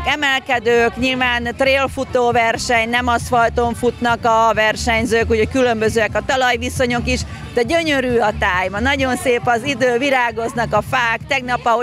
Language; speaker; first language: Hungarian; native; Hungarian